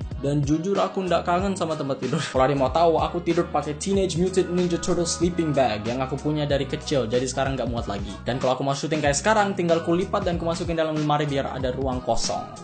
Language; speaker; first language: Indonesian; early bilingual, heritage; English